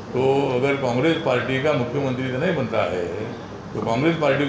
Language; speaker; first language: Hindi; non-native, local second language; Marathi